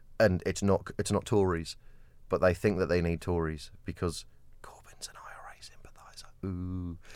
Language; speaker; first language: English; native; English